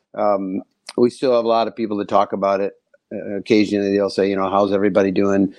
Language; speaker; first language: English; native; English